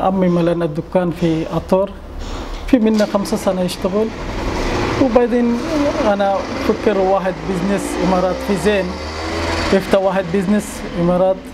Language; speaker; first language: Arabic; non-native, learner; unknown